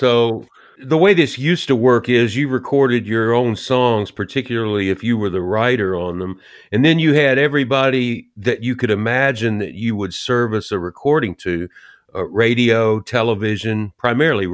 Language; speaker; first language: English; native; English